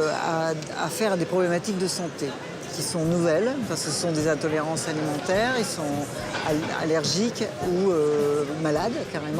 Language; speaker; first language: French; native; French